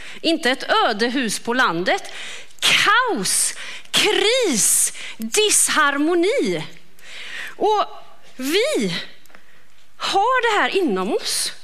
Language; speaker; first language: Swedish; native; Swedish